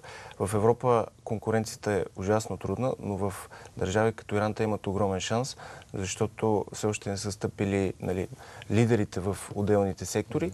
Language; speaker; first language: Bulgarian; native; Bulgarian